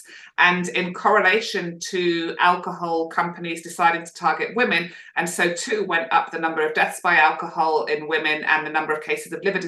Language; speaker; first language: English; native; English